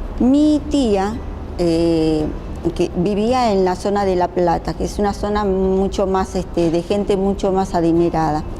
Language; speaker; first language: Spanish; early bilingual, other home language; Japanese